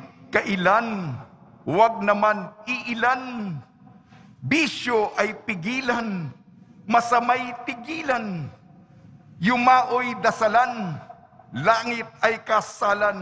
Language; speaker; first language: Filipino; native; Filipino